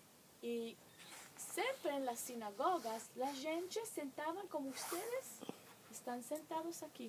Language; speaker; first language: Spanish; non-native, fluent; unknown